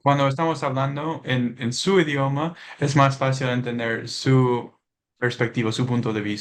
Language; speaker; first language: Spanish; non-native, learner; English